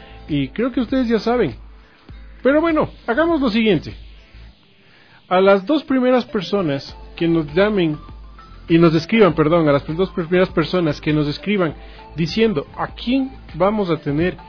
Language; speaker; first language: Spanish; native; Spanish